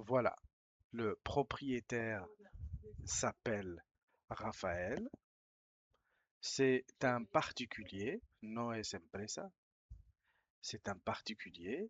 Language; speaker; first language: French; non-native, fluent; Spanish